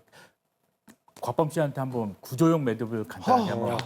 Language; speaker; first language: Korean; native; Korean